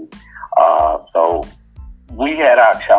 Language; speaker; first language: English; native; English